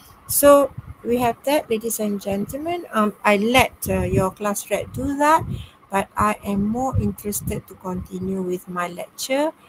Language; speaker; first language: English; non-native, local second language; Malay